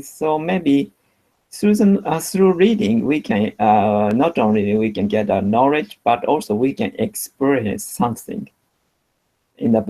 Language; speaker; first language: English; non-native, learner; Japanese